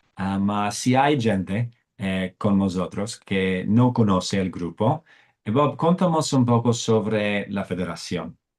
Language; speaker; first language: Spanish; non-native, fluent; English